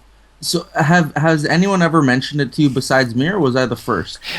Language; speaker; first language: English; native; English